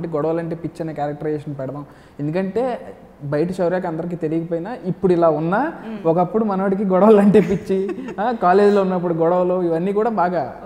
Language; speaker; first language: Telugu; native; Telugu